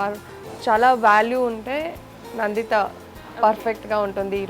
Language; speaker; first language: Telugu; non-native, local second language; Kannada